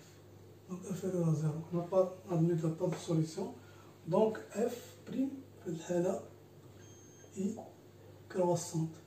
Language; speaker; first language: French; non-native, local second language; Arabic